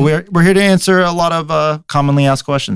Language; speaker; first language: English; native; English